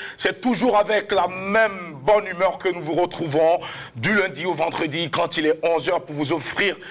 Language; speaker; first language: French; non-native, local second language; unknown